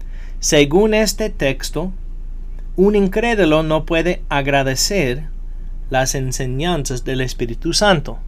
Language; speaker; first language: Spanish; non-native, fluent; English